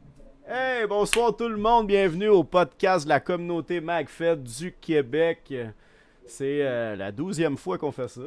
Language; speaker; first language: French; native; French